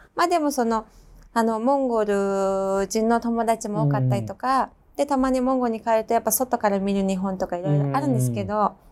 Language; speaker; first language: Japanese; non-native, fluent; Mongolian